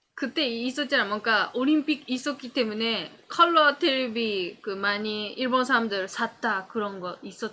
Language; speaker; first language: Korean; non-native, fluent; Japanese